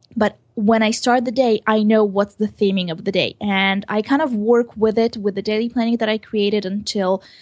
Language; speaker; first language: English; early bilingual, other home language; Hebrew